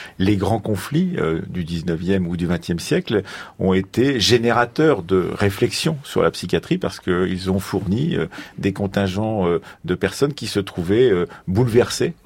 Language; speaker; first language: French; native; French